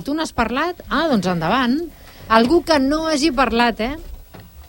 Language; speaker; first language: Catalan; native; Catalan